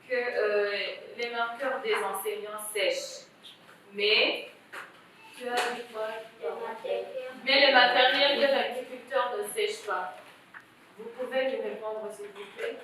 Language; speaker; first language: French; non-native, local second language; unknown